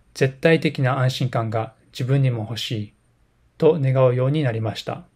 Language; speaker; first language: Japanese; native; Japanese